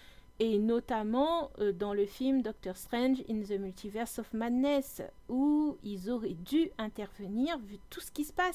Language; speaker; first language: French; native; French